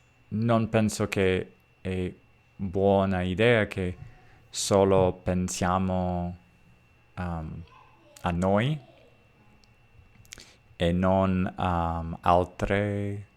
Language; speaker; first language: Italian; non-native, learner; English